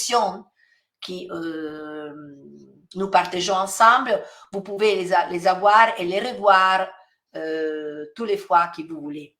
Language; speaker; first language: French; non-native, fluent; Italian